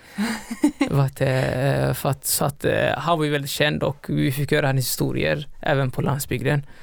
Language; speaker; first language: Swedish; early bilingual, other home language; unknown